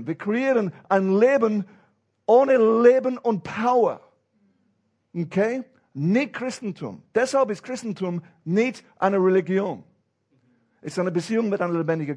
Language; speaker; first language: German; non-native, fluent; English